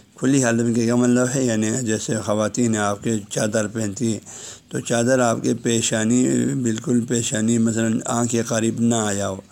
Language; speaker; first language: Urdu; non-native, local second language; Balti